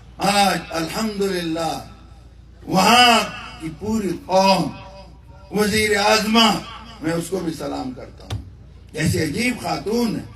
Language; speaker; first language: Urdu; non-native, local second language; Northern Hindko